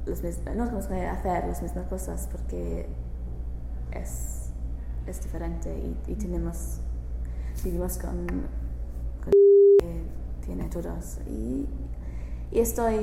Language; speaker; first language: Spanish; non-native, learner; English